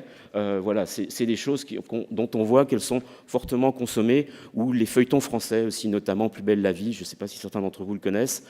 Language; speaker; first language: French; native; French